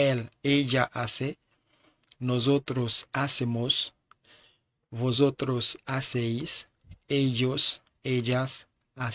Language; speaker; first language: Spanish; non-native, learner; Haitian Creole